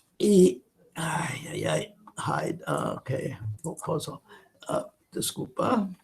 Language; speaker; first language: Spanish; non-native, fluent; English